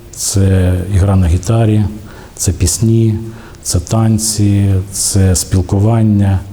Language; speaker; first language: Ukrainian; native; Ukrainian